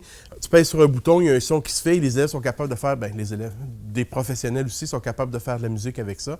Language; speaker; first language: French; native; French